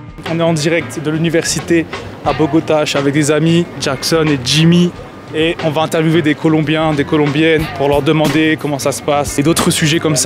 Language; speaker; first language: French; native; French